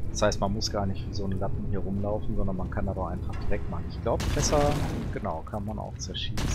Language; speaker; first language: German; native; German